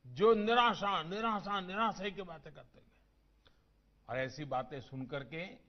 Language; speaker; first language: Hindi; non-native, local second language; Gujarati